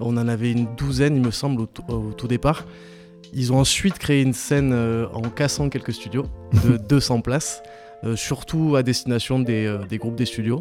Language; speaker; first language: French; native; French